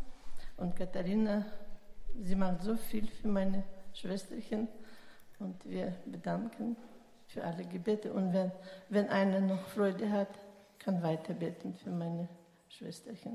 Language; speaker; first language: German; early bilingual, heritage; German